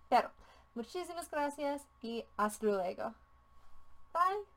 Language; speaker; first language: Spanish; non-native, fluent; English